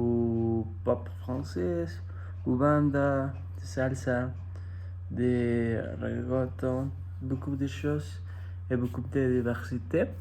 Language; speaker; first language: French; non-native, fluent; Spanish